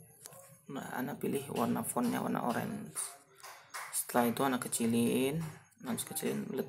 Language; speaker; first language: Indonesian; native; Indonesian